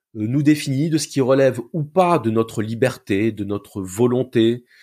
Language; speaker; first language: French; native; French